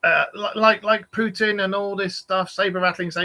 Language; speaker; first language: English; native; English